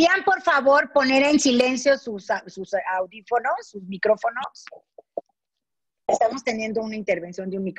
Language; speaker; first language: Spanish; native; Spanish